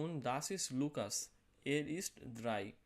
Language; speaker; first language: German; non-native, learner; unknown